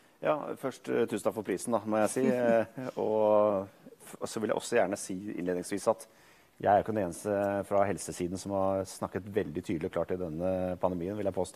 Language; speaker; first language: Norwegian; native; Norwegian